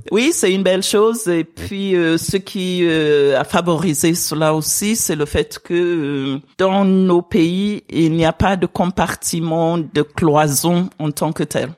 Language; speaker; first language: French; non-native, fluent; English